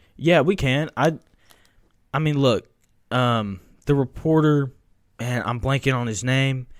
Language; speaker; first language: English; native; English